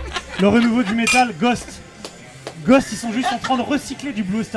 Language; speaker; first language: French; native; French